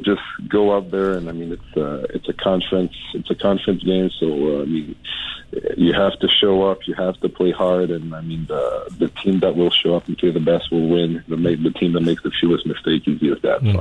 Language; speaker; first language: English; non-native, fluent; French